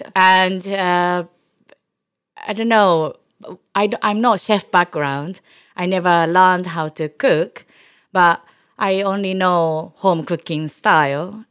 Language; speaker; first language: English; non-native, learner; Japanese